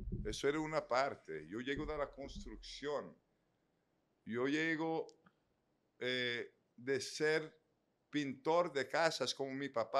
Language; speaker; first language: Spanish; native; Spanish